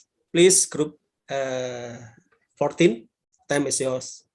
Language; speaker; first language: English; non-native, learner; Indonesian